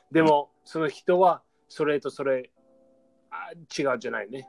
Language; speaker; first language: Japanese; non-native, learner; English